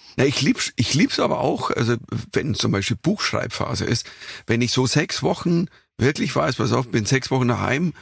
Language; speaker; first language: German; native; German